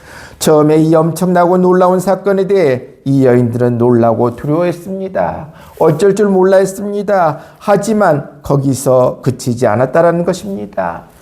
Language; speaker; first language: Korean; native; Korean